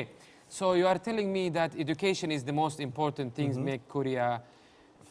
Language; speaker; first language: English; non-native, learner; Arabic